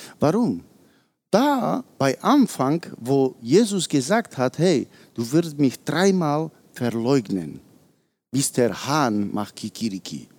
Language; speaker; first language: German; non-native, fluent; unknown